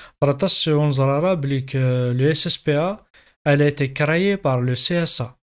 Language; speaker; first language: French; non-native, local second language; Kabyle